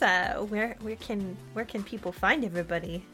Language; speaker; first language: English; native; English